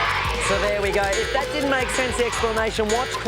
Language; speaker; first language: English; native; English